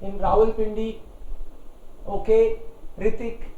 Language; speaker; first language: Hindi; native; Hindi